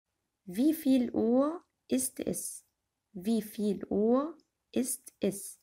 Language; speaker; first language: German; non-native, fluent; Arabic